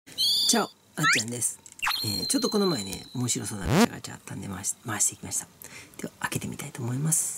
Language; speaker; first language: Japanese; native; Japanese